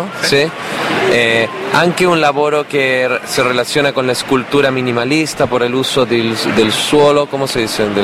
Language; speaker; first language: Italian; non-native, learner; Spanish